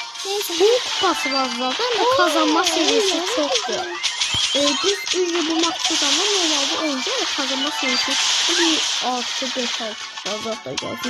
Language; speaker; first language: Turkish; non-native, learner; Azerbaijani